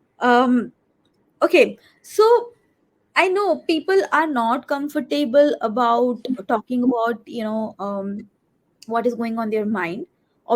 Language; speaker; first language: English; non-native, local second language; Hindi